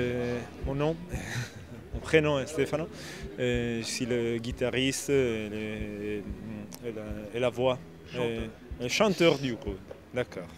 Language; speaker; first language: French; non-native, fluent; Italian